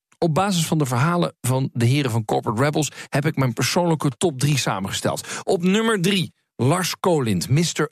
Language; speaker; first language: Dutch; native; Dutch